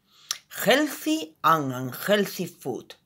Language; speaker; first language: English; non-native, fluent; Spanish